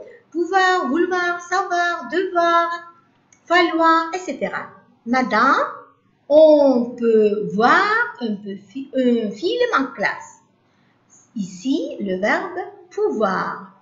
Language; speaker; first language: French; non-native, learner; Uzbek